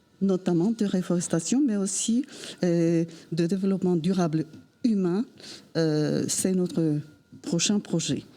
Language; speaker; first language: French; non-native, fluent; Spanish